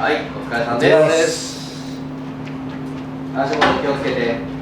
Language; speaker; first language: Japanese; native; Japanese